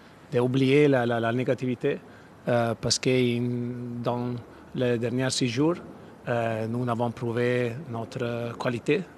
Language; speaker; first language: French; non-native, fluent; Italian